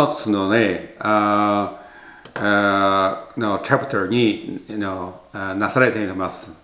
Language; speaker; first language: Japanese; non-native, learner; Chinese